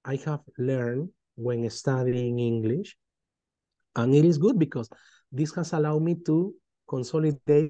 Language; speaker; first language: English; non-native, fluent; Spanish